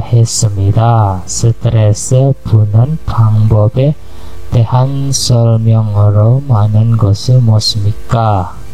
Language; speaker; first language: Korean; non-native, learner; Indonesian